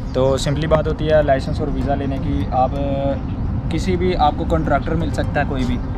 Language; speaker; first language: Urdu; non-native, local second language; Punjabi